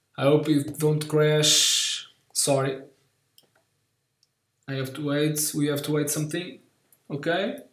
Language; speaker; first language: English; non-native, learner; Portuguese